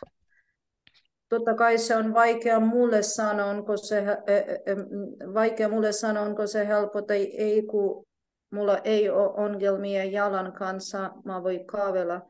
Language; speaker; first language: Finnish; non-native, fluent; Ukrainian